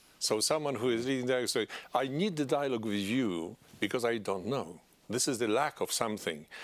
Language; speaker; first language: English; non-native, fluent; Polish